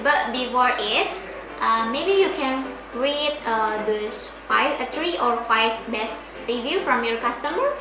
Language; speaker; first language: English; non-native, learner; Indonesian